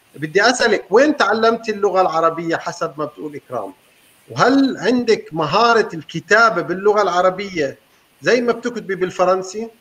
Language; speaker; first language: Arabic; native; Arabic